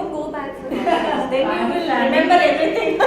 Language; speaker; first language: English; non-native, local second language; Telugu